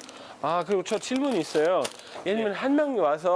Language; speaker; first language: Korean; non-native, fluent; Danish